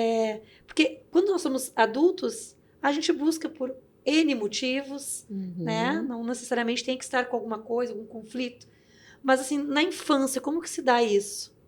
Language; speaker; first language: Portuguese; native; Portuguese